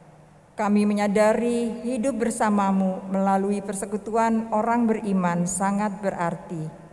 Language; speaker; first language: Indonesian; native; Indonesian